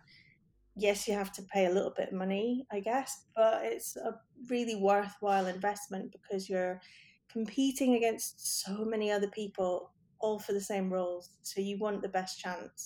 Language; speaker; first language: English; native; English